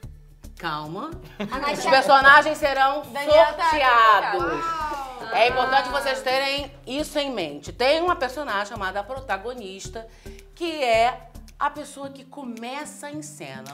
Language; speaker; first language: Portuguese; native; Portuguese